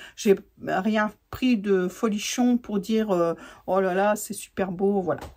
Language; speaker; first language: French; native; French